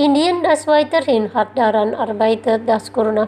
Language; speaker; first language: German; non-native, fluent; Indonesian